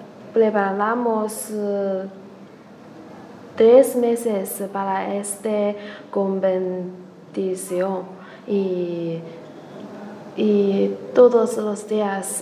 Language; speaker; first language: Spanish; non-native, learner; Chinese